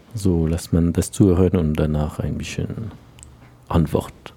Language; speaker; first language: German; non-native, learner; French